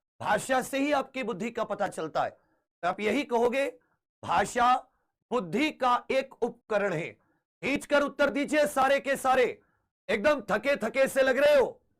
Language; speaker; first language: Hindi; native; Hindi